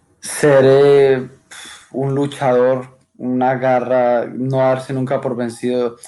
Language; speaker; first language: Spanish; native; Spanish